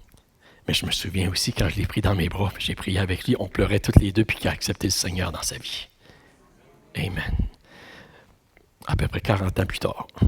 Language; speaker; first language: French; native; French